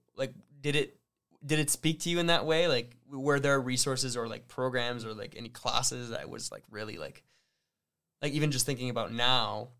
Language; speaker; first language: English; native; English